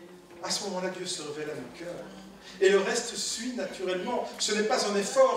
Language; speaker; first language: French; native; French